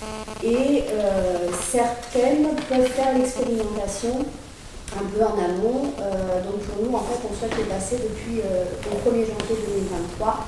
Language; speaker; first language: French; native; French